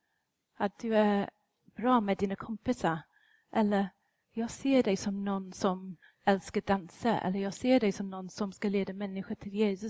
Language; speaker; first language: Swedish; non-native, fluent; English